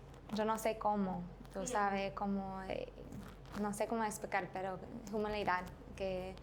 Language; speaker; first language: Spanish; non-native, learner; English